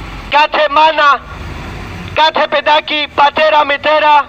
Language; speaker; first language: Greek; non-native, learner; Urdu